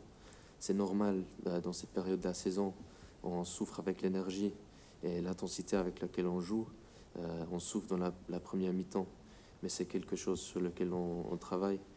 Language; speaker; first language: French; non-native, fluent; English